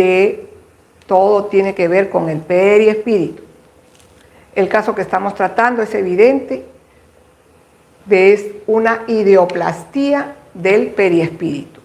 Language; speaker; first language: Spanish; native; Spanish